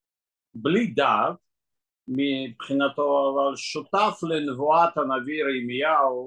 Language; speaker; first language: Hebrew; non-native, fluent; Russian